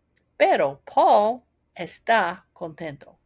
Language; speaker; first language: Spanish; non-native, fluent; English